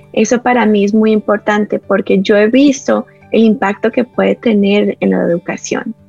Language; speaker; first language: Spanish; early bilingual, heritage; Spanish